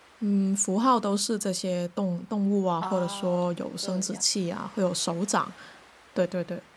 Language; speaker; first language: Chinese; non-native, local second language; Cantonese